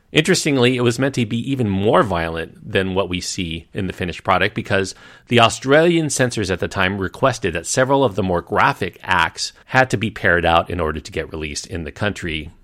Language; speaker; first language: English; native; English